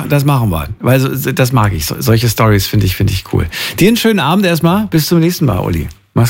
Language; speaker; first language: German; native; German